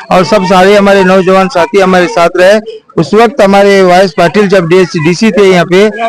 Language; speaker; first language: Hindi; non-native, local second language; Urdu